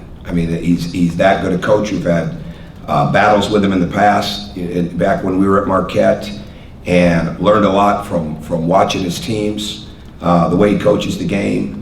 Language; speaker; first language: English; native; English